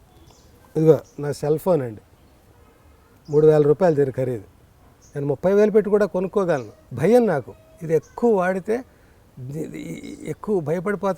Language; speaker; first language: Telugu; native; Telugu